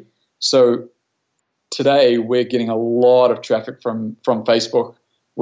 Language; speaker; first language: English; native; English